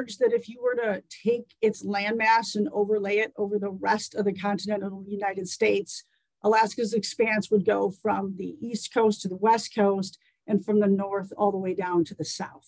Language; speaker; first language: English; native; English